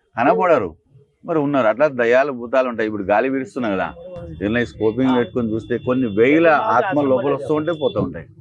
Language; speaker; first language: Telugu; native; Telugu